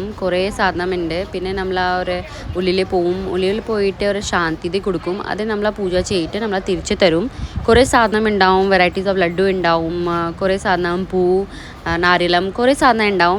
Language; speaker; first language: Malayalam; non-native, learner; Hindi